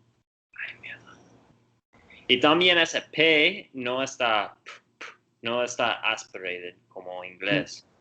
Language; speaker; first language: Spanish; non-native, learner; English